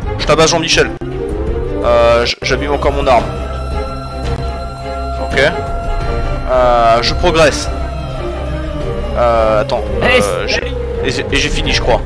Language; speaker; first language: French; native; French